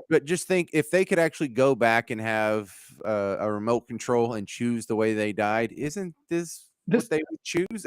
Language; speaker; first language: English; native; English